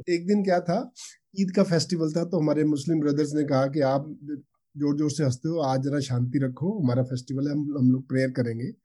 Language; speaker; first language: Hindi; non-native, local second language; Punjabi